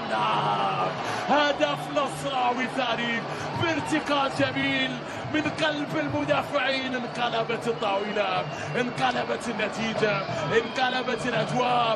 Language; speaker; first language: Arabic; native; Arabic